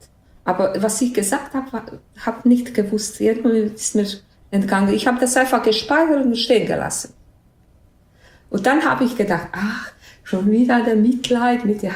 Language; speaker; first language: German; non-native, fluent; Bosnian